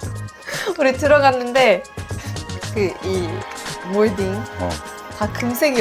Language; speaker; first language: Korean; non-native, fluent; Swedish